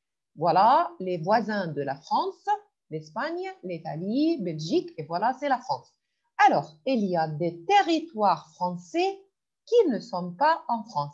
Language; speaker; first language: French; non-native, fluent; Arabic